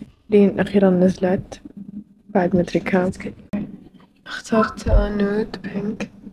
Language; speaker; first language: Arabic; early bilingual, heritage; Arabic